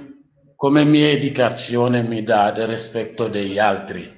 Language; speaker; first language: Italian; non-native, learner; Wolof